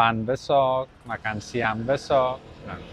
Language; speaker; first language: Indonesian; non-native, learner; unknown